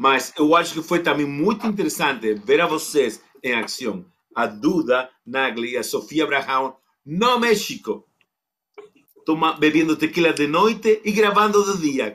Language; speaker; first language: Portuguese; non-native, fluent; Spanish